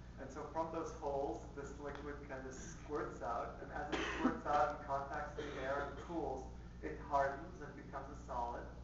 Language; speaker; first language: English; early bilingual, other home language; Spanish